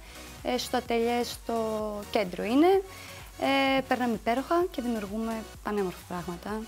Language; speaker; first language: Greek; native; Greek